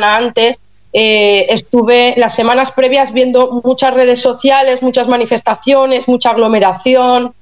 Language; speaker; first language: Spanish; native; Spanish